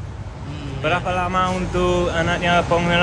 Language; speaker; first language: Indonesian; non-native, learner; English